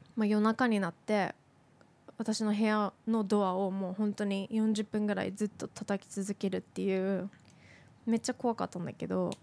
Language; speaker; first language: Japanese; native; Japanese